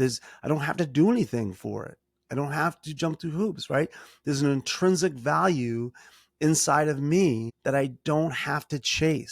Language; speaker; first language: English; native; English